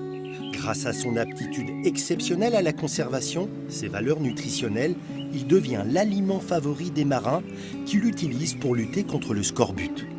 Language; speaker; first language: French; native; French